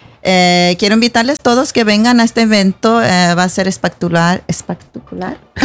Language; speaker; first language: Spanish; non-native, learner; English